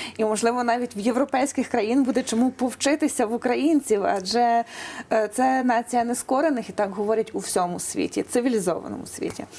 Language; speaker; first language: Ukrainian; native; Ukrainian